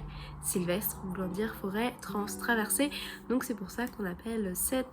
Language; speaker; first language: French; native; French